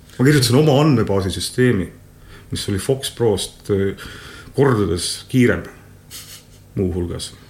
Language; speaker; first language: Estonian; native; Estonian